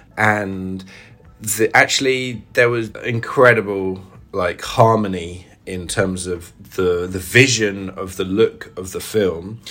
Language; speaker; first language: English; native; English